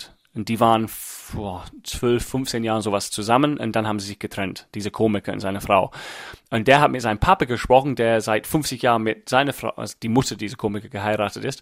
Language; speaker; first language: German; non-native, fluent; English